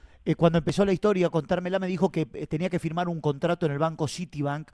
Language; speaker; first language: Spanish; native; Spanish